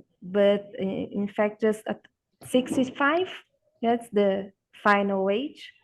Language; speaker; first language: English; non-native, learner; Portuguese